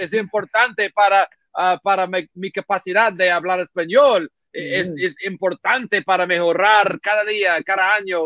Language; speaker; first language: Spanish; non-native, learner; English